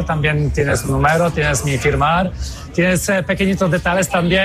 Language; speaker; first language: Spanish; non-native, fluent; Polish